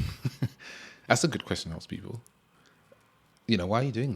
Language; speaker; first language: English; native; English